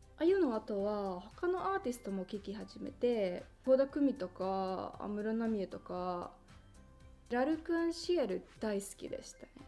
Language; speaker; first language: Japanese; non-native, fluent; Finnish